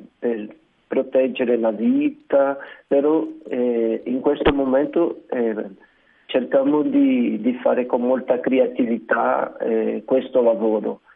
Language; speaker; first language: Italian; non-native, learner; Portuguese